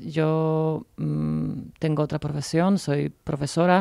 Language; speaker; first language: Spanish; non-native, fluent; Polish